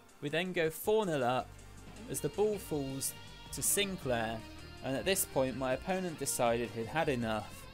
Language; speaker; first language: English; native; English